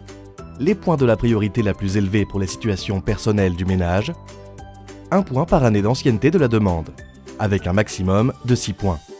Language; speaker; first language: French; native; French